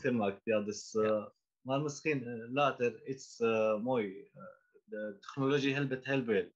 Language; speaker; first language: Dutch; non-native, learner; Arabic